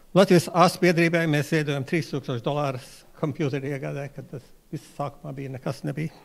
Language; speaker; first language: Latvian; early bilingual, heritage; Latvian